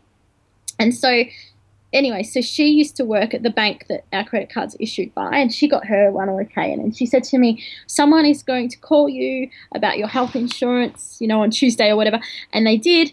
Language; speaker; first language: English; native; English